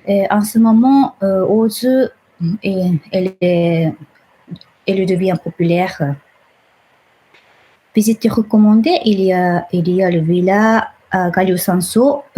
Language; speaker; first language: French; non-native, fluent; Japanese